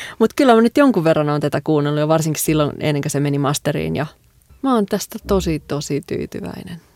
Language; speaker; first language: Finnish; native; Finnish